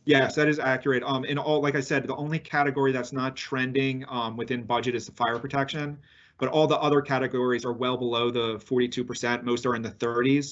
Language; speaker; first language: English; native; English